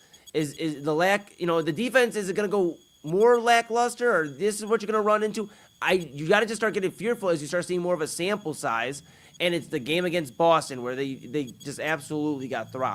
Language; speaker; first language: English; native; English